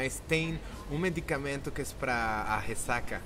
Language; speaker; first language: Portuguese; non-native, fluent; Spanish